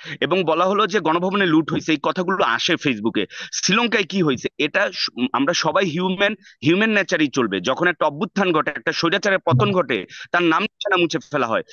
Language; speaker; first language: Bangla; native; Bangla